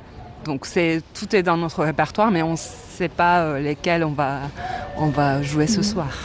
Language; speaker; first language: French; non-native, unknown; Turkish